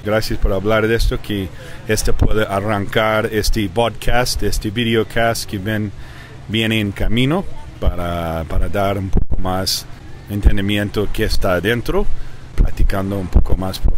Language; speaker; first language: Spanish; early bilingual, heritage; English